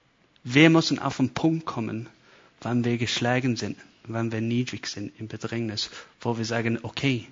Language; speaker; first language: German; non-native, fluent; English